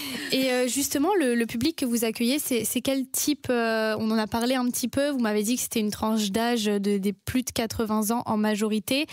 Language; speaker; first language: French; native; French